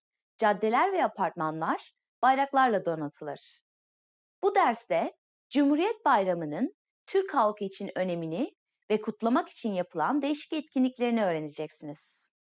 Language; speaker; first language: Turkish; native; Turkish